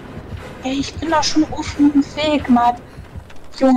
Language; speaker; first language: German; native; German